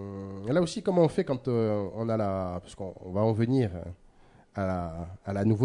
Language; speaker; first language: French; native; French